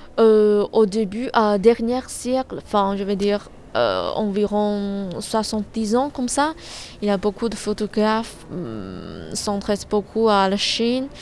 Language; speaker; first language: French; non-native, learner; Chinese